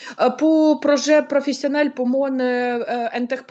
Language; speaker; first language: French; non-native, learner; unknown